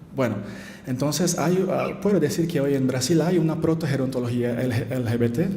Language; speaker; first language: Spanish; non-native, learner; Portuguese